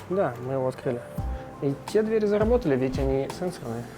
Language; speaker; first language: Russian; native; Russian